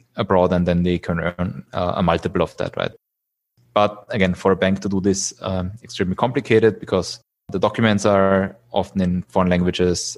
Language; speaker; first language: English; non-native, fluent; German